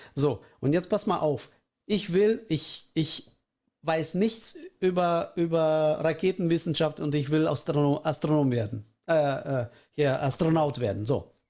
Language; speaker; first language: German; early bilingual, other home language; Russian